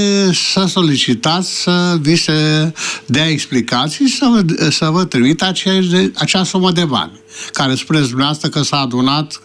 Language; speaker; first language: Romanian; native; Romanian